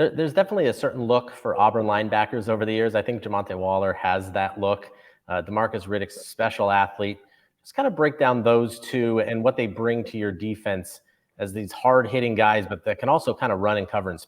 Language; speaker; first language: English; native; English